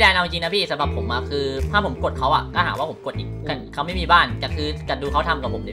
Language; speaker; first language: Thai; native; Thai